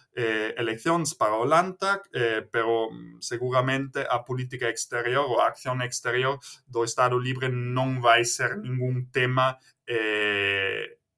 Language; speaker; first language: Galician; non-native, fluent; German